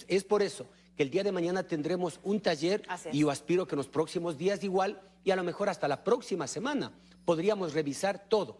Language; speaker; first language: Spanish; native; Spanish